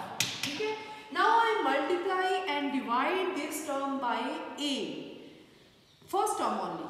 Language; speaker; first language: English; non-native, local second language; Hindi